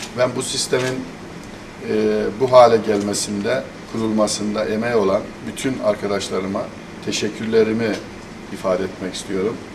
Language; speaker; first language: Turkish; native; Turkish